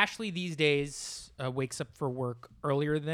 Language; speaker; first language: English; native; English